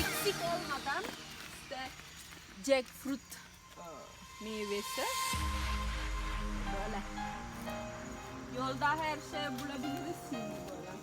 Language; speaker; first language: Turkish; non-native, learner; Indonesian